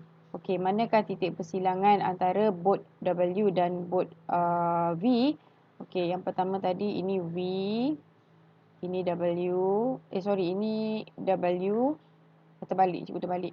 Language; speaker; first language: Malay; native; Malay